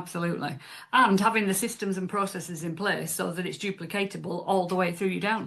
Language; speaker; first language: English; native; English